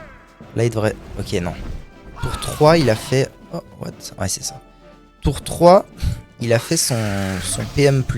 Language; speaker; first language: French; native; French